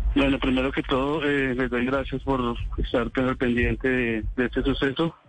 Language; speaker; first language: Spanish; native; Spanish